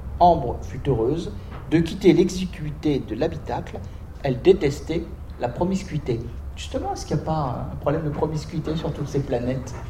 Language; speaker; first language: French; native; French